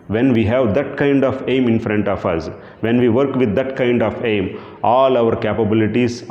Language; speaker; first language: English; non-native, local second language; Telugu